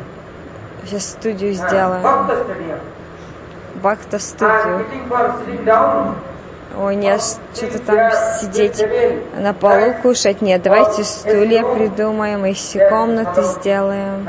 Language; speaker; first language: Russian; non-native, fluent; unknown